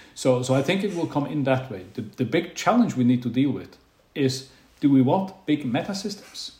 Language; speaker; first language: English; non-native, fluent; Faroese